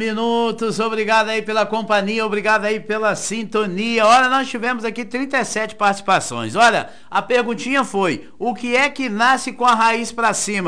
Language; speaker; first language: Portuguese; native; Portuguese